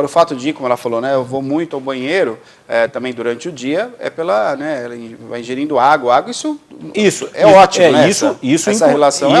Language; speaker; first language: Portuguese; native; Portuguese